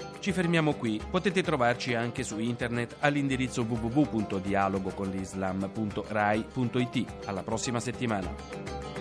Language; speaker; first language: Italian; native; Italian